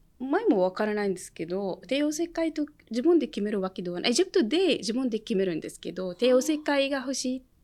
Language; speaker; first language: Japanese; non-native, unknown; Arabic